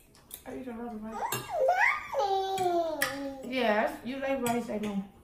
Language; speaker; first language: English; non-native, learner; Thai